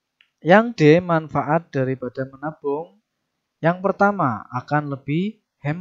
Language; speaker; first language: Indonesian; native; Indonesian